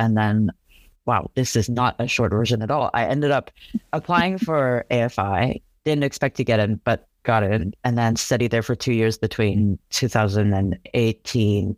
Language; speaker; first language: English; non-native, local second language; Cantonese